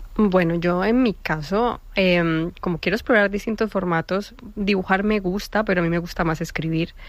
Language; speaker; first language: Spanish; native; Spanish